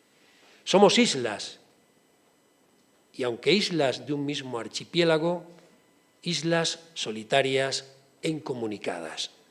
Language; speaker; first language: Spanish; native; Spanish